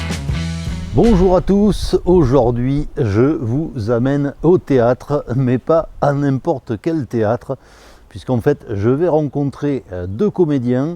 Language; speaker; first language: French; native; French